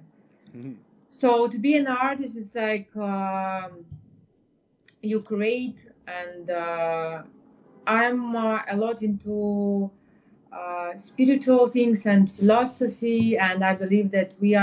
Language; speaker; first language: English; non-native, fluent; Ukrainian